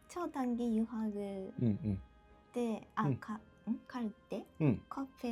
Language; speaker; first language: Korean; non-native, learner; Japanese